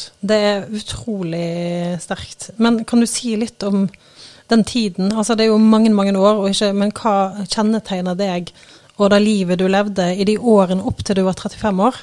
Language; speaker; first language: Norwegian; native; Norwegian